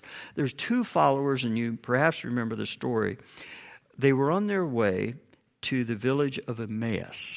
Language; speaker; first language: English; native; English